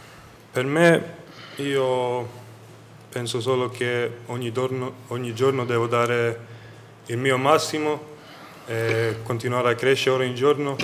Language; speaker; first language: Italian; non-native, fluent; Swedish